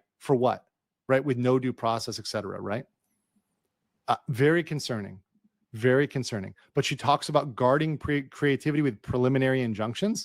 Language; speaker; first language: English; native; English